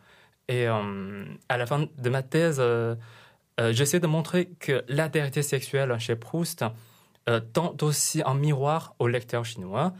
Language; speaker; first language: French; non-native, fluent; Chinese